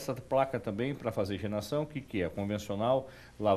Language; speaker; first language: Portuguese; native; Portuguese